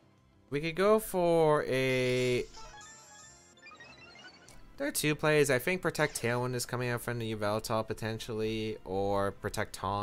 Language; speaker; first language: English; native; English